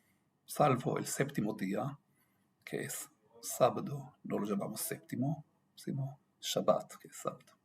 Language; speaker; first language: Spanish; non-native, fluent; Hebrew